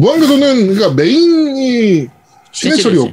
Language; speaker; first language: Korean; native; Korean